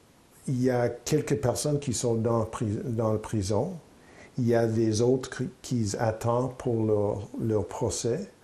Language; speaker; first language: French; non-native, local second language; English